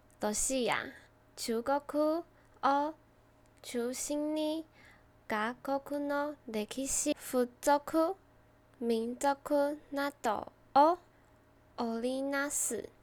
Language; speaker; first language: Japanese; non-native, learner; Chinese